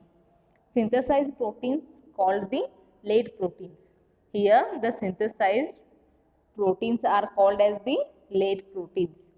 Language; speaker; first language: English; non-native, local second language; Kannada